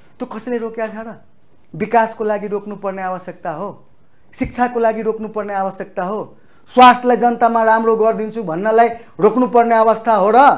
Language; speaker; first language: Nepali; non-native, local second language; Maithili